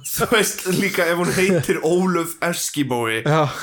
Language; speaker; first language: Icelandic; early bilingual, other home language; Portuguese